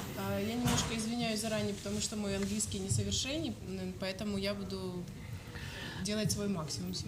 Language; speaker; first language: Russian; native; Russian